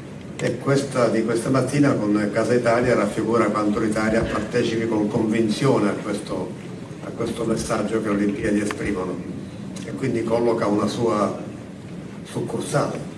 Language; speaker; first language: Italian; native; Italian